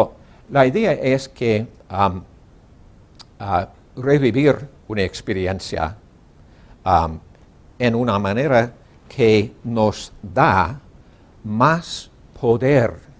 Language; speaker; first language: Spanish; non-native, learner; English